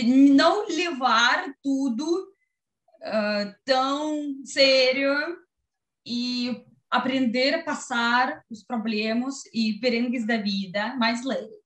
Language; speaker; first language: Portuguese; non-native, learner; Russian